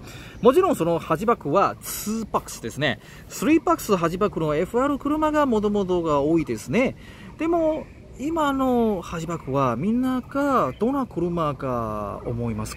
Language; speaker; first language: Japanese; non-native, learner; Chinese